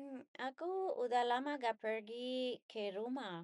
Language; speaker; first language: Indonesian; non-native, learner; English